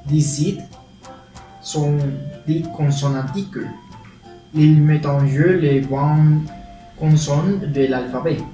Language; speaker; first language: French; non-native, learner; Spanish